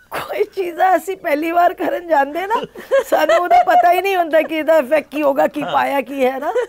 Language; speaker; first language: Punjabi; early bilingual, heritage; Punjabi